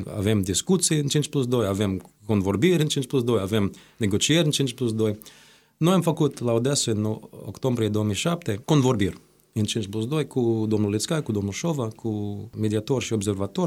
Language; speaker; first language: Romanian; non-native, fluent; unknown